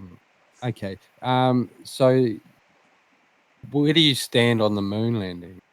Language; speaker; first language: English; native; English